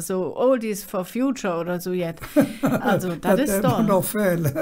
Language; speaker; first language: German; native; German